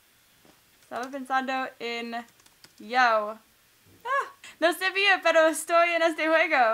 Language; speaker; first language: Spanish; non-native, learner; English